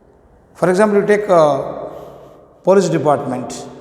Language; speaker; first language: English; non-native, local second language; Telugu